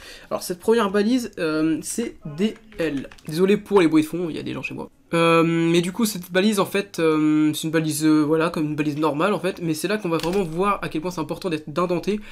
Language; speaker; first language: French; native; French